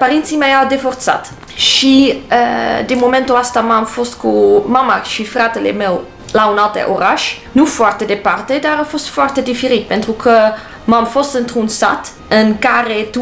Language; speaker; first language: Romanian; non-native, learner; English